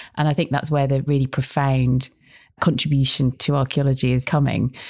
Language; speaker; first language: English; native; English